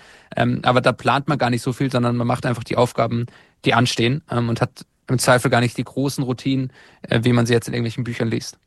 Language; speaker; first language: German; native; German